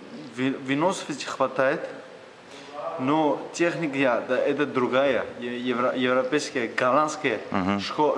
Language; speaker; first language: Russian; non-native, learner; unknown